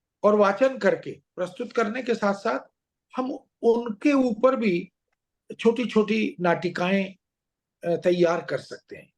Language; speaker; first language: Hindi; native; Hindi